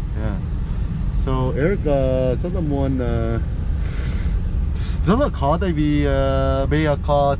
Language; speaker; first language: Vietnamese; non-native, learner; English